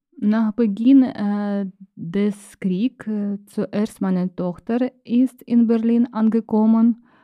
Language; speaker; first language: German; non-native, learner; Ukrainian